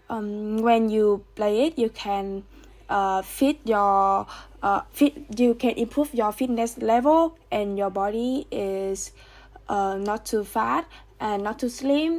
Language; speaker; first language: English; non-native, learner; Vietnamese